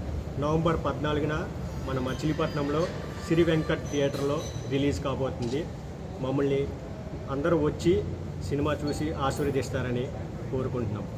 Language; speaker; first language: Telugu; native; Telugu